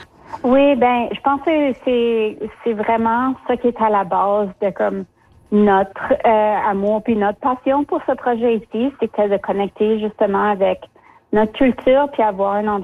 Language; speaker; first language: French; early bilingual, other home language; Spanish